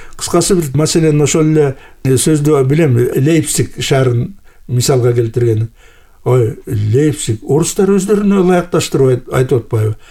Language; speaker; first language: Kyrgyz; native; Kyrgyz